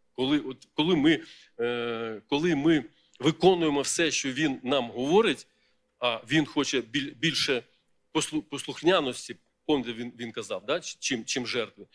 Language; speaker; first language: Ukrainian; non-native, local second language; Russian